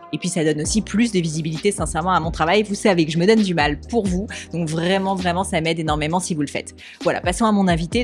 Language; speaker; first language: French; native; French